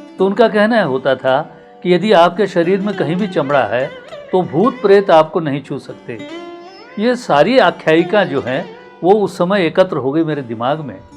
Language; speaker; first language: Hindi; non-native, local second language; Marathi